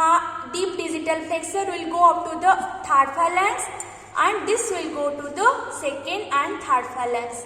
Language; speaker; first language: English; non-native, local second language; Hindi